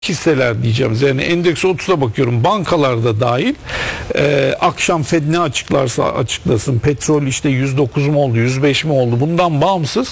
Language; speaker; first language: Turkish; native; Turkish